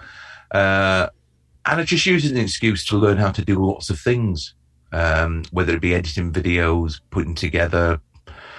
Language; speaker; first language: English; native; English